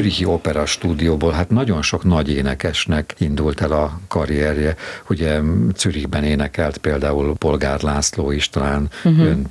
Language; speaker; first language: Hungarian; native; Hungarian